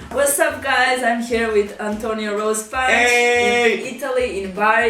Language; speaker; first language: English; non-native, fluent; Croatian